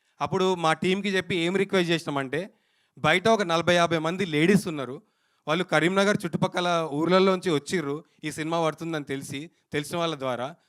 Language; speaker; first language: Telugu; native; Telugu